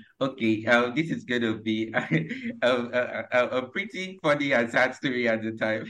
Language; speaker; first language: English; non-native, local second language; Ibibio